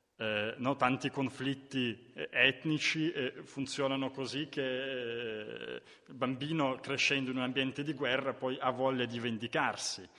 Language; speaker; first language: Italian; non-native, fluent; Ukrainian